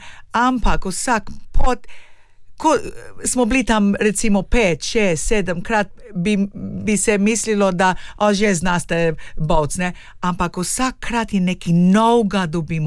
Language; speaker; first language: Slovenian; early bilingual, heritage; Slovenian